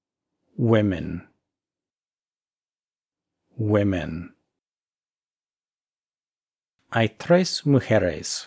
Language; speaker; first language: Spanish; non-native, fluent; English